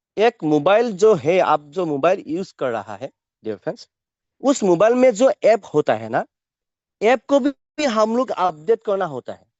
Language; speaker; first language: Hindi; non-native, local second language; Assamese